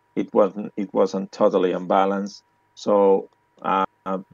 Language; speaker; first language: English; non-native, learner; Spanish